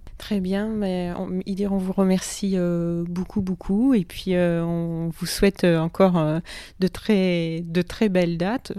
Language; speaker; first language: French; native; French